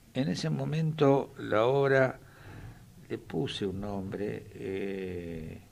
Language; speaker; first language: Spanish; native; Spanish